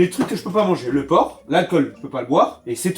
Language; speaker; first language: French; native; French